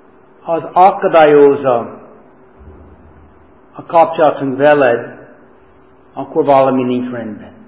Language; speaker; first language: Hungarian; non-native, learner; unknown